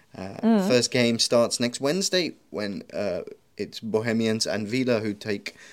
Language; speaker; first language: English; native; English